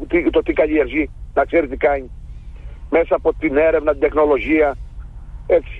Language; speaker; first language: Greek; native; Greek